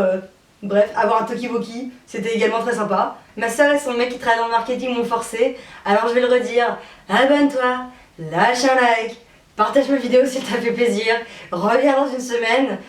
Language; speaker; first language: French; native; French